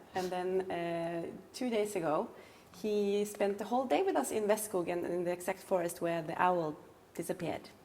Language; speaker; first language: English; non-native, fluent; Norwegian